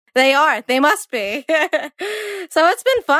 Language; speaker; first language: English; native; English